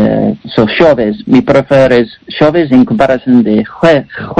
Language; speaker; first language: Spanish; non-native, learner; English